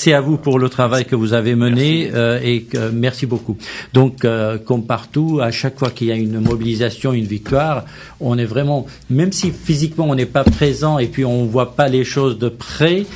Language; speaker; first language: French; native; French